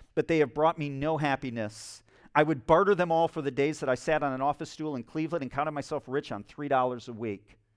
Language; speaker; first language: English; native; English